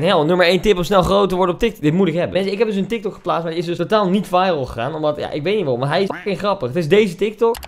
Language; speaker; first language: Dutch; native; Dutch